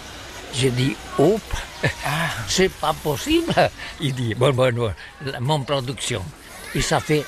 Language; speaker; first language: French; non-native, learner; Catalan